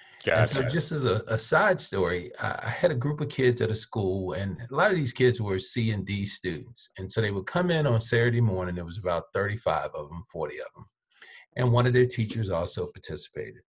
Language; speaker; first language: English; native; English